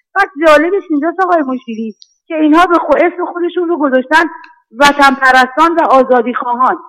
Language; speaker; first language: Persian; native; Persian